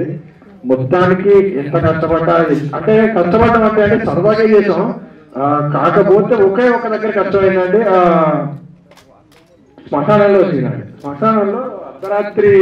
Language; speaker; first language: Telugu; native; Telugu